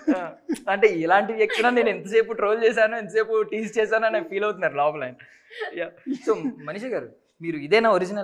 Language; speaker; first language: Telugu; native; Telugu